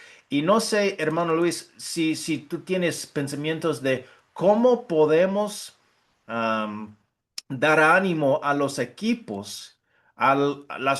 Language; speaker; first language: Spanish; non-native, fluent; English